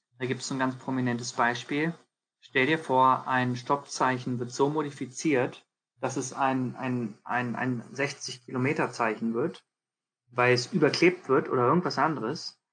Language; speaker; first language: German; early bilingual, heritage; German